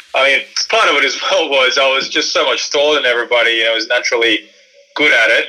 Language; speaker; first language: English; early bilingual, other home language; Croatian